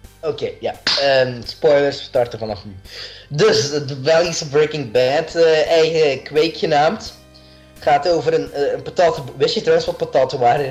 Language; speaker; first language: Dutch; native; Dutch